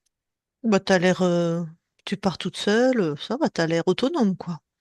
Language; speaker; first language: French; native; French